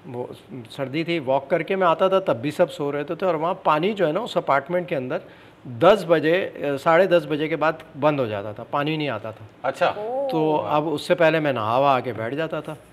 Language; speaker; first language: Urdu; native; Urdu